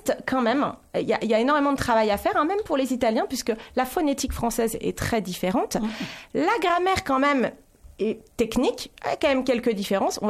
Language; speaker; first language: French; native; French